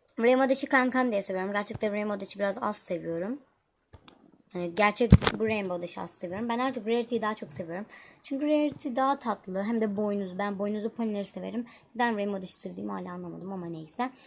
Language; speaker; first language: Turkish; native; Turkish